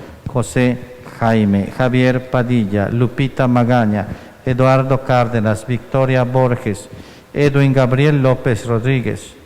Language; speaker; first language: Spanish; native; Spanish